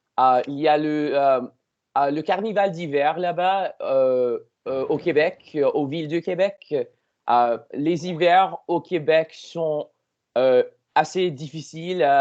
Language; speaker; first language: French; non-native, learner; English